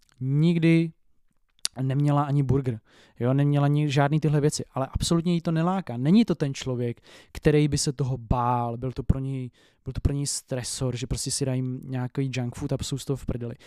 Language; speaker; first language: Czech; native; Czech